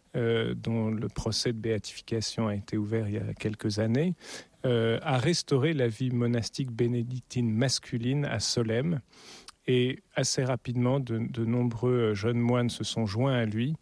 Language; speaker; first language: French; native; French